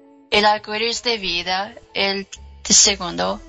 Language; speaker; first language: Spanish; non-native, learner; English